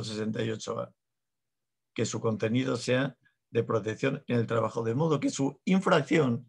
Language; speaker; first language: Spanish; native; Spanish